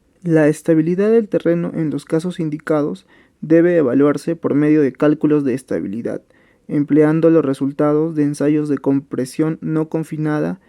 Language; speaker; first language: Spanish; native; Spanish